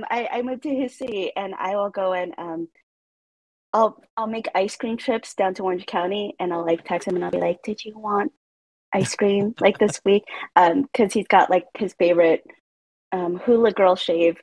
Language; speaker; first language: English; native; English